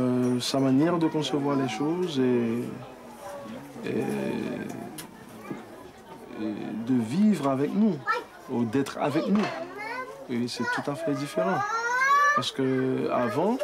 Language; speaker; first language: French; non-native, local second language; Haitian Creole